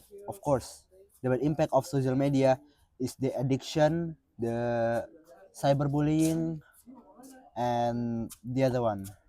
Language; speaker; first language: English; non-native, fluent; Indonesian